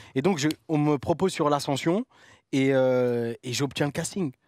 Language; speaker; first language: French; native; French